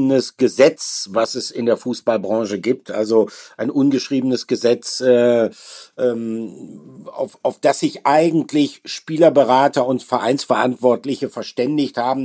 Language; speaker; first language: German; native; German